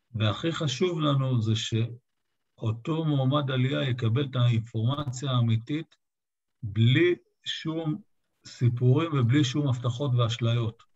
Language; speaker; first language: Hebrew; native; Hebrew